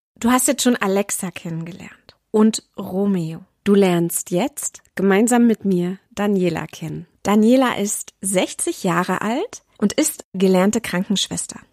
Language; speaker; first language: German; native; German